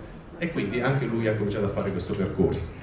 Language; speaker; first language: Italian; native; Italian